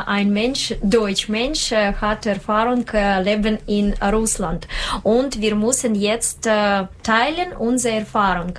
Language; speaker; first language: German; non-native, learner; Russian